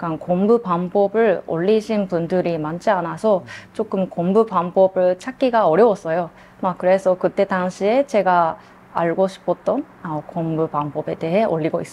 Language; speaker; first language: Korean; non-native, fluent; Japanese